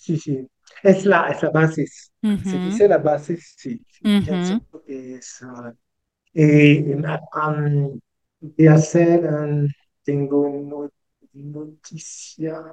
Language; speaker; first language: Spanish; non-native, learner; French